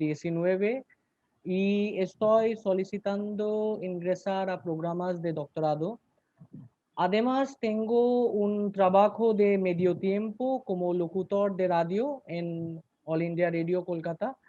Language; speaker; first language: Spanish; non-native, learner; Bangla